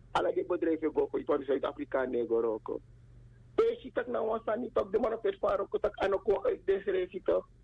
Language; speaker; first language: Dutch; native; Dutch